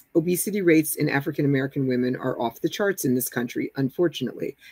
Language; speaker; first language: English; native; English